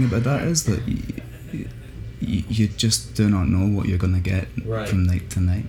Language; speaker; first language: English; native; English